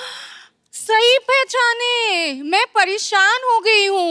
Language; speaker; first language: Hindi; non-native, learner; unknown